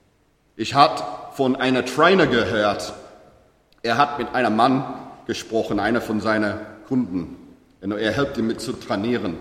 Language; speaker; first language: German; non-native, learner; English